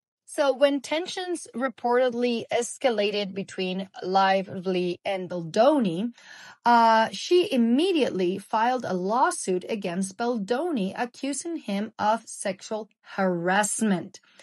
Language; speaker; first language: English; native; English